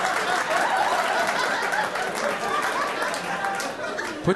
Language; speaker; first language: English; native; English